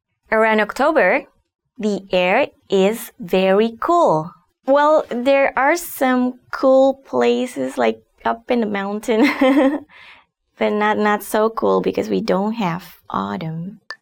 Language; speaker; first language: English; non-native, fluent; Indonesian